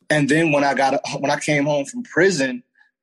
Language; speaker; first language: English; native; English